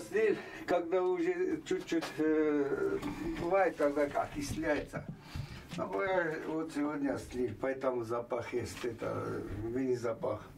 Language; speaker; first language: Russian; non-native, local second language; Ossetic